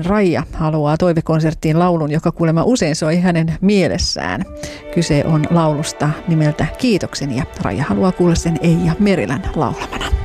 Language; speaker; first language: Finnish; native; Finnish